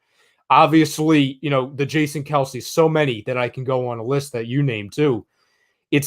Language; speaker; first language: English; native; English